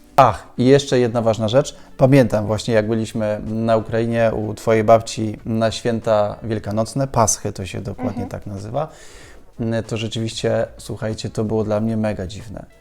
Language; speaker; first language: Polish; native; Polish